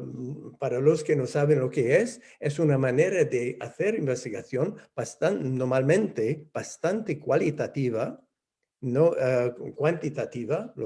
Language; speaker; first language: Spanish; non-native, fluent; English